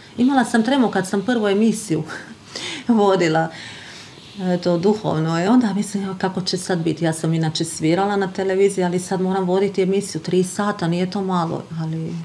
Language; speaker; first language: Bosnian; non-native, fluent; Hungarian